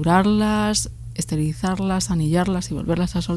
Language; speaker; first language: Spanish; native; Spanish